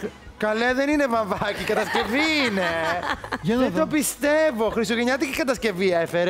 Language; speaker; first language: Greek; native; Greek